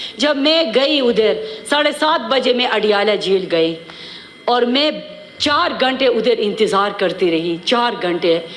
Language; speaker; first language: Urdu; non-native, local second language; Khowar